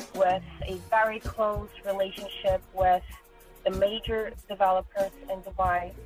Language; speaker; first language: English; non-native, fluent; Portuguese